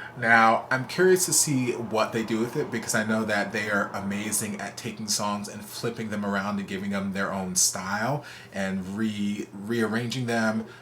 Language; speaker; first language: English; native; English